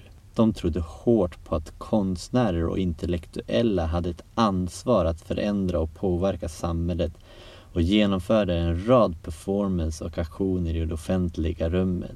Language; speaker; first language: Swedish; native; Swedish